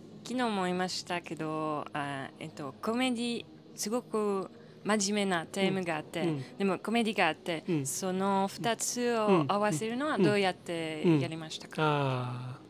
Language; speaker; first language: Japanese; non-native, fluent; French